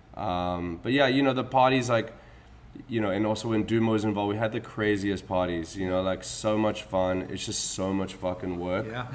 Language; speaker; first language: English; native; English